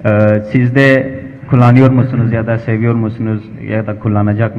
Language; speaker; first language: Turkish; non-native, fluent; Urdu